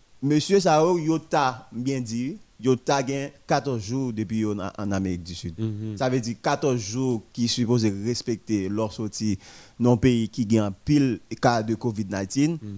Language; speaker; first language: French; non-native, local second language; Haitian Creole